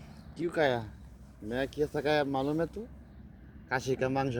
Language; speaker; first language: Hindi; non-native, learner; Bangla